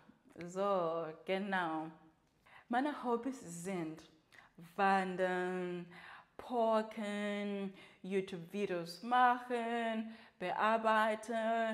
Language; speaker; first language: German; non-native, learner; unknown